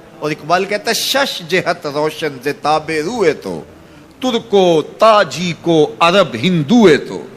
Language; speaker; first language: Urdu; non-native, local second language; Punjabi